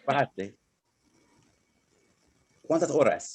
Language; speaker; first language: Spanish; non-native, fluent; English